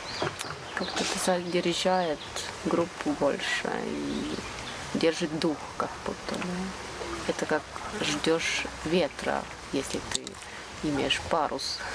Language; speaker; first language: Russian; non-native, fluent; Lithuanian